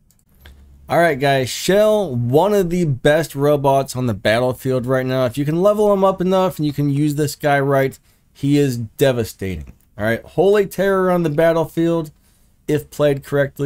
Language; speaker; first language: English; native; English